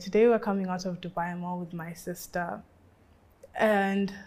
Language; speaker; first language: English; native; English